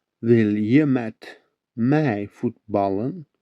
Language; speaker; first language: Dutch; non-native, learner; Turkish